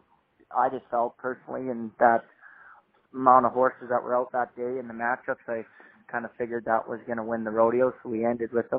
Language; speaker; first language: English; native; English